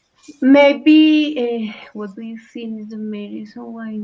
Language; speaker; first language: English; non-native, learner; Spanish